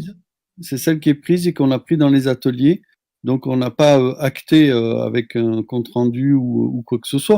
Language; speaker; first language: French; native; French